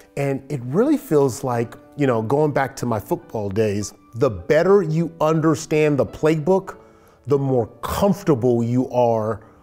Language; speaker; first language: English; native; English